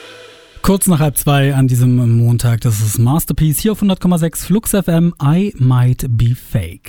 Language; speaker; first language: German; native; German